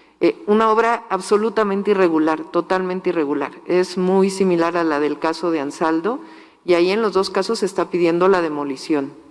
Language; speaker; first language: Spanish; native; Spanish